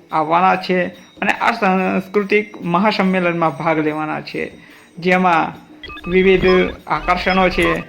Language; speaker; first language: Gujarati; native; Gujarati